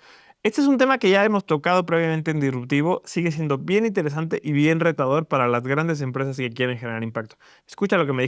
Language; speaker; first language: Spanish; native; Spanish